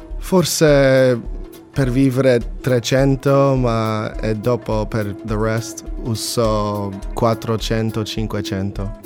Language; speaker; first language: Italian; non-native, learner; English